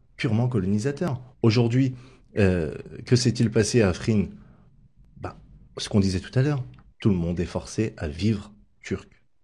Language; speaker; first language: French; native; French